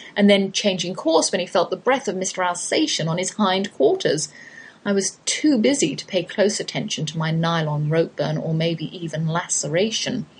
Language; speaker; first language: English; native; English